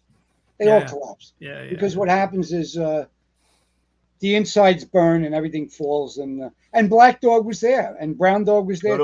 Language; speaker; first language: English; native; English